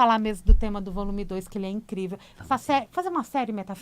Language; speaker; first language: Portuguese; native; Portuguese